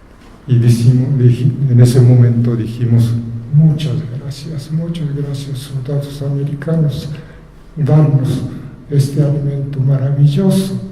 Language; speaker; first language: Spanish; non-native, fluent; Japanese